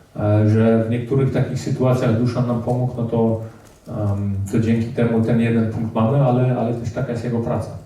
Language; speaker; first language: Polish; early bilingual, heritage; Polish